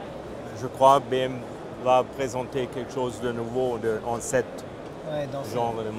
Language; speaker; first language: French; non-native, fluent; German